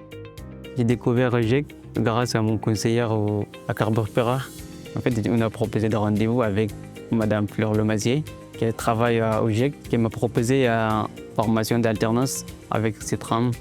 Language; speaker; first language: French; non-native, learner; Arabic